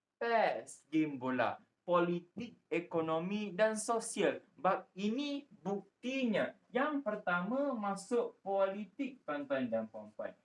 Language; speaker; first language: Malay; native; Malay